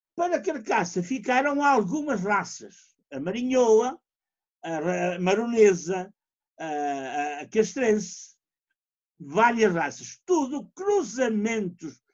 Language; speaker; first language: Portuguese; native; Portuguese